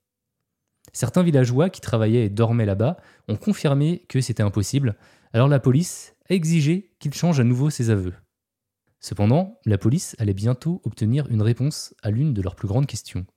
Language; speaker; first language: French; native; French